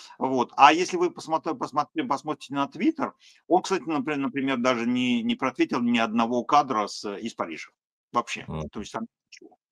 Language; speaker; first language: Russian; native; Russian